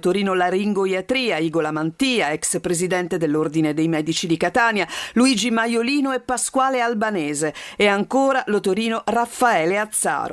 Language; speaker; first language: Italian; native; Italian